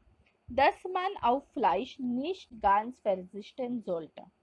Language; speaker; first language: German; non-native, fluent; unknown